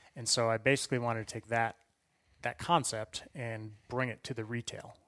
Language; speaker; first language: English; native; English